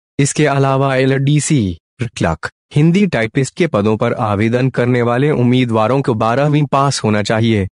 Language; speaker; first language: Hindi; native; Hindi